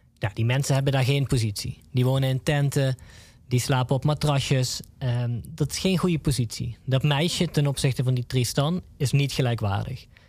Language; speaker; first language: Dutch; native; Dutch